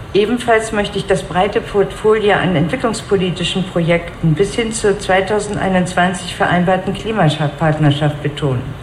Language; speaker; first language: German; native; German